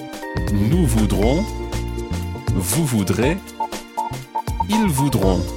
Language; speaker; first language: French; non-native, fluent; English